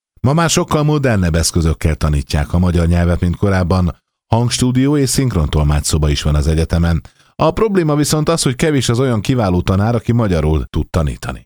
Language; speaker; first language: Hungarian; native; Hungarian